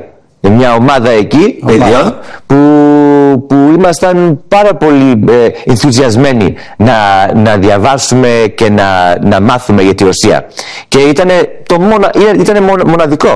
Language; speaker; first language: Greek; early bilingual, heritage; English